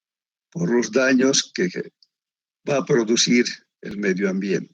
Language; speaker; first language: Spanish; native; Spanish